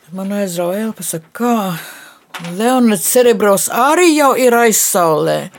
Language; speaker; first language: Latvian; non-native, local second language; Russian